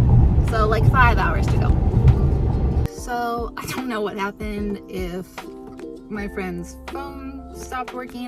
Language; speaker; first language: English; native; English